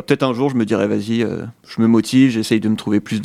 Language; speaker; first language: French; native; French